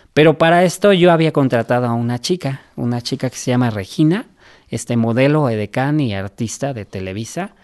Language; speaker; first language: Spanish; native; Spanish